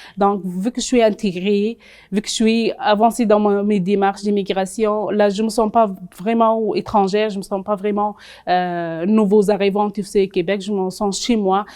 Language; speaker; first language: French; non-native, local second language; Arabic